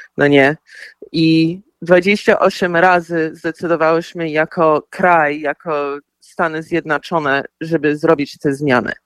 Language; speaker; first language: Polish; early bilingual, heritage; Polish